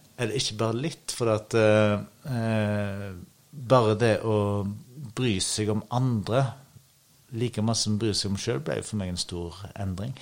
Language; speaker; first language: Norwegian; native; Norwegian